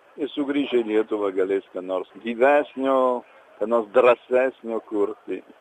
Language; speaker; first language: Lithuanian; early bilingual, heritage; Lithuanian